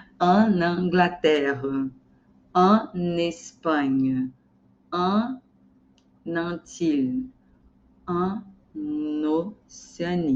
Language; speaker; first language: French; non-native, fluent; Portuguese